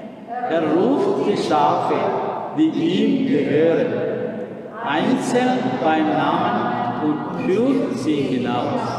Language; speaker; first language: German; non-native, learner; Malayalam